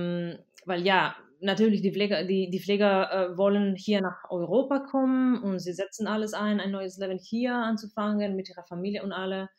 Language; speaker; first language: German; non-native, fluent; Spanish